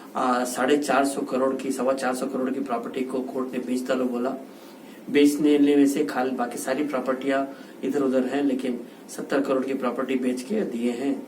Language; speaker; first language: Hindi; non-native, local second language; Kannada